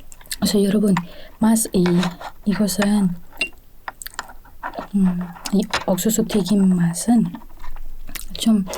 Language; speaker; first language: Korean; non-native, fluent; Indonesian